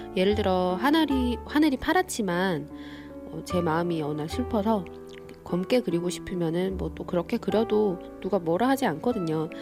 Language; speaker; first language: Korean; native; Korean